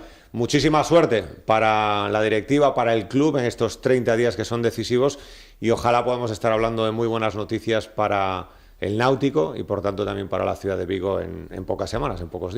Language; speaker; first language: Spanish; native; Spanish